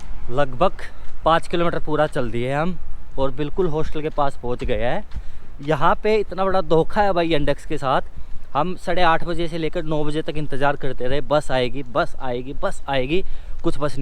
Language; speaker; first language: Hindi; native; Hindi